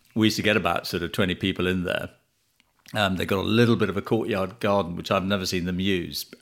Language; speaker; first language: English; early bilingual, other home language; Tamil